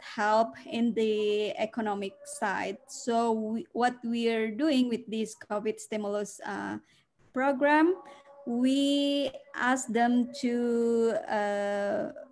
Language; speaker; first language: English; non-native, fluent; Indonesian